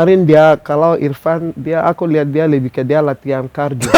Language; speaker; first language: Indonesian; non-native, fluent; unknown